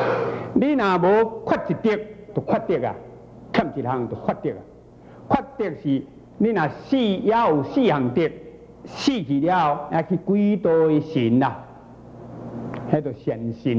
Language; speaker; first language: Chinese; native; Chinese